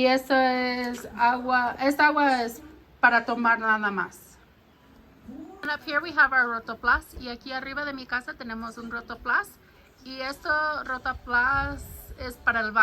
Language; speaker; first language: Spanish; non-native, learner; English